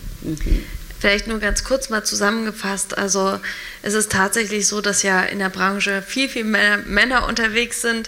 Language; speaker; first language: German; native; German